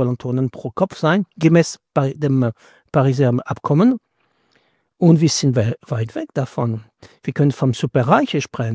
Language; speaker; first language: German; non-native, fluent; French